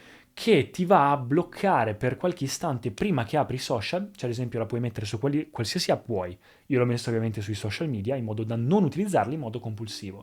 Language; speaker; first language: Italian; native; Italian